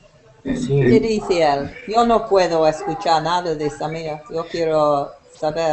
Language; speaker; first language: Spanish; non-native, learner; English